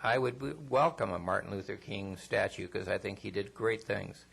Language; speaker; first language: English; non-native, fluent; Spanish